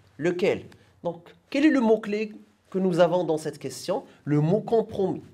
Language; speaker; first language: French; non-native, local second language; Arabic